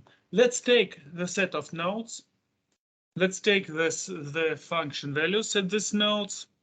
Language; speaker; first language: English; non-native, fluent; Russian